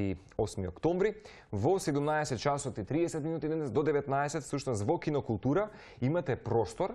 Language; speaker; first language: Macedonian; native; Macedonian